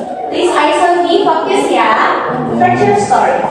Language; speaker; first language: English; non-native, fluent; Indonesian